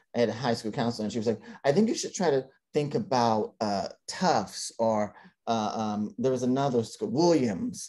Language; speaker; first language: English; native; English